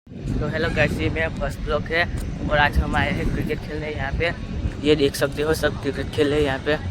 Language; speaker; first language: Hindi; non-native, local second language; Gujarati